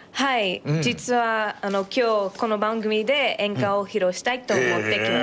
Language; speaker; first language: Japanese; non-native, fluent; English